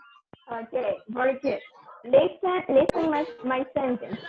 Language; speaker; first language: English; non-native, fluent; Spanish